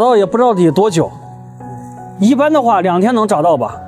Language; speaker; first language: Chinese; native; Chinese